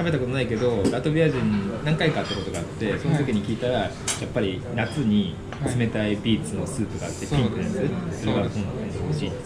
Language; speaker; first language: Japanese; native; Japanese